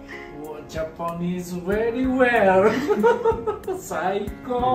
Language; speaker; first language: English; non-native, learner; Japanese